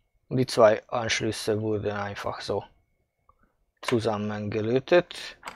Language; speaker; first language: German; non-native, fluent; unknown